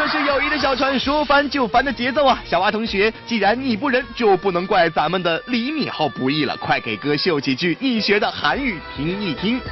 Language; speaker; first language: Chinese; native; Chinese